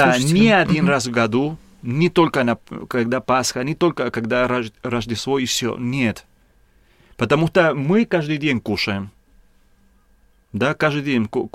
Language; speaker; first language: Russian; non-native, learner; Spanish